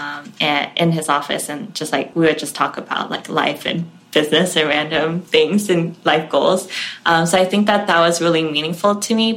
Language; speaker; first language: English; non-native, local second language; Cantonese